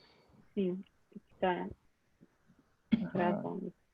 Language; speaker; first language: Spanish; non-native, fluent; Portuguese